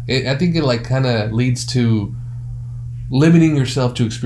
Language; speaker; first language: English; early bilingual, other home language; Spanish